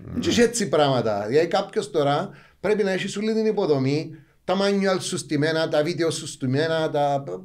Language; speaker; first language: Greek; native; Greek